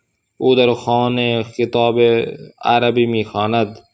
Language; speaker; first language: Persian; non-native, fluent; Urdu